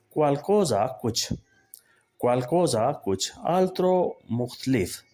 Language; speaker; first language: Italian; non-native, learner; Urdu